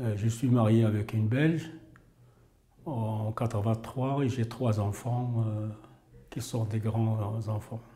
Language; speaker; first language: French; non-native, local second language; Arabic